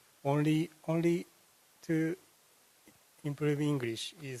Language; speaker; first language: English; non-native, learner; Japanese